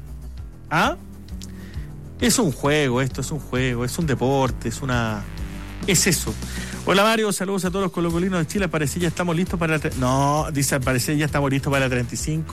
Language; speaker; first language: Spanish; native; Spanish